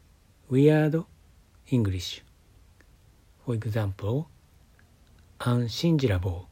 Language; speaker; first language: English; non-native, learner; Japanese